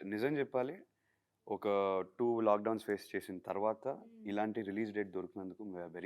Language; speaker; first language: Telugu; native; Telugu